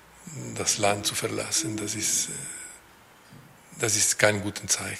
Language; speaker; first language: German; non-native, local second language; Italian